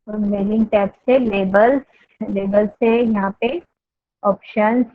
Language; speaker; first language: Hindi; non-native, local second language; Marathi